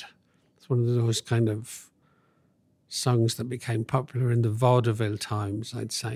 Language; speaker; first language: English; native; English